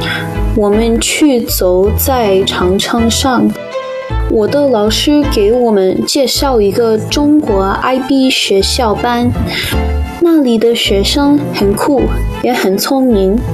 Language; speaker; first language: Chinese; non-native, learner; English